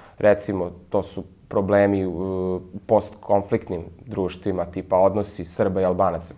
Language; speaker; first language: Serbian; native; Serbian